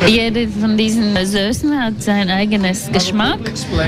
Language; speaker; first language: German; non-native, learner; Latvian